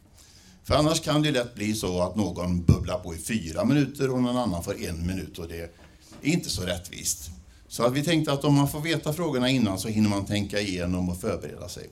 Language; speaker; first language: Swedish; native; Swedish